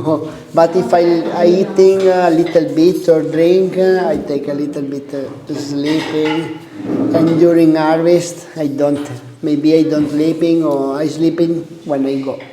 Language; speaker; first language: English; non-native, learner; Italian